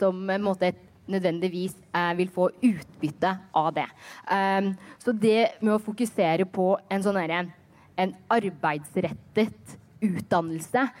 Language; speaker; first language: Norwegian; early bilingual, other home language; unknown